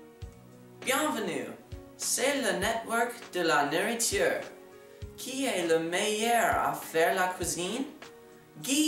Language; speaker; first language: French; non-native, learner; English